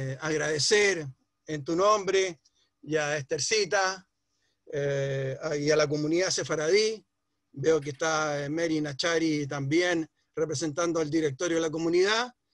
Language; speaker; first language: Spanish; early bilingual, other home language; Ladino